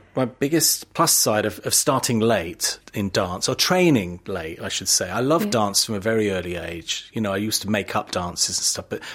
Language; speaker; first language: English; native; English